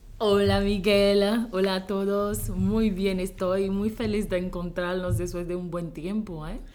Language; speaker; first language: Spanish; non-native, fluent; Haitian Creole